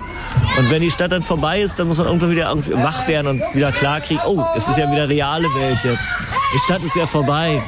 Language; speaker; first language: German; native; German